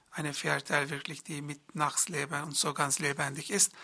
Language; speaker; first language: German; non-native, learner; Turkish